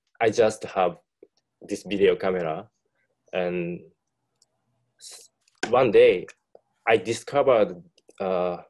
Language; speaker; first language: English; non-native, learner; Japanese